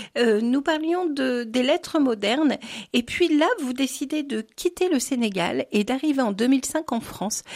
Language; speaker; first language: French; native; French